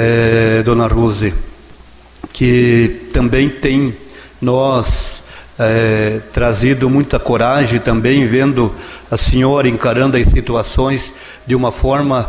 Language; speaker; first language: Portuguese; native; Portuguese